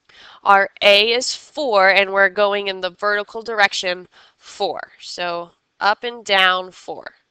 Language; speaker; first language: English; native; English